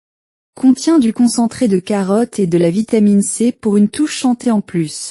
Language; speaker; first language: French; non-native, learner; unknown